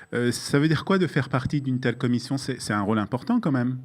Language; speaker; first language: French; native; French